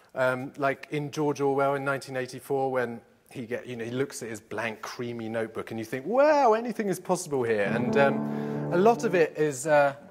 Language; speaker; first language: English; native; English